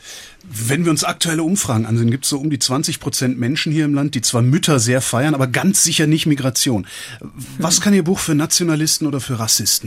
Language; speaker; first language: German; native; German